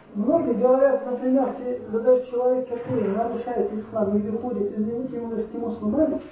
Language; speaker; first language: Russian; non-native, fluent; Arabic